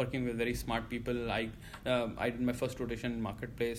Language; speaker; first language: English; non-native, local second language; Hindi